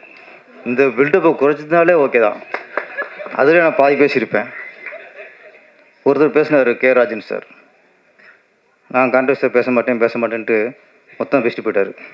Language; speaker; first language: Tamil; native; Tamil